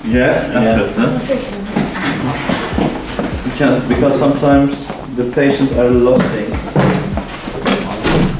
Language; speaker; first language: English; non-native, fluent; Turkish